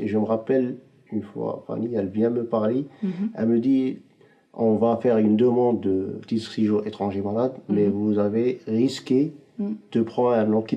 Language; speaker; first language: French; non-native, fluent; Arabic